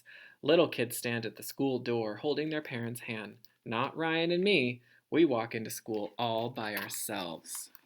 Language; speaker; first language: English; native; English